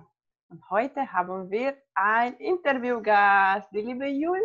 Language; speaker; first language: German; non-native, fluent; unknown